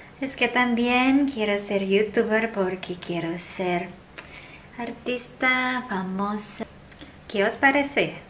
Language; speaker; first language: Spanish; non-native, fluent; Indonesian